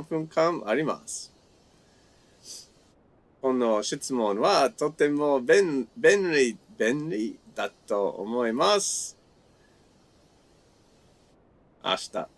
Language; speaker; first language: Japanese; non-native, fluent; English